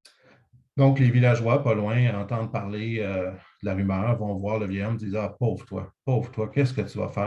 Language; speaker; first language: French; native; French